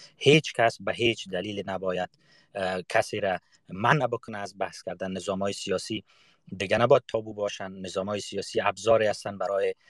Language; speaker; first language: Persian; native; Persian